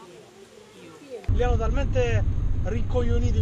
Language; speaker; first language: Italian; native; Italian